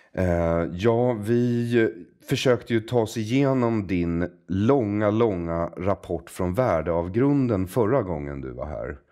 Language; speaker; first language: Swedish; native; Swedish